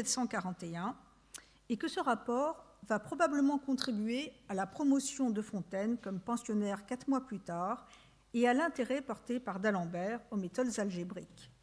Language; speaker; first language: French; native; French